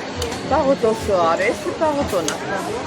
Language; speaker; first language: Greek; non-native, learner; Armenian